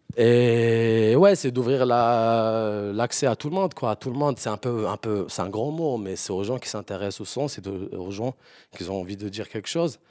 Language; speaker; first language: French; non-native, local second language; Arabic